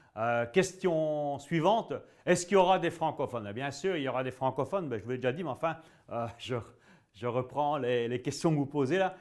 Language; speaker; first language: French; native; French